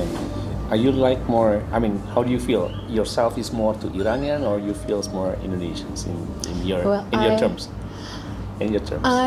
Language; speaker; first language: English; non-native, learner; Indonesian